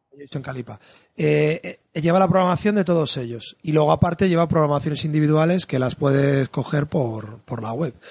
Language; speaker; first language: Spanish; native; Spanish